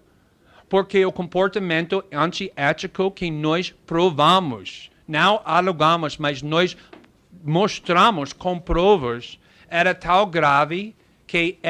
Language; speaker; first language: Portuguese; non-native, fluent; English